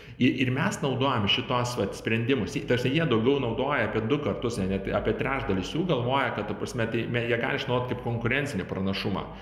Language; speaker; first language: Lithuanian; native; Lithuanian